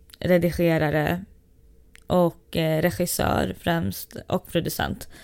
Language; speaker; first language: Swedish; native; Swedish